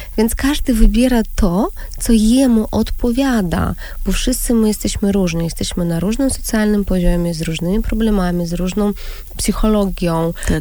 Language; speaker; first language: Polish; non-native, fluent; Russian